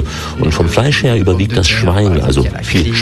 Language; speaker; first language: German; native; German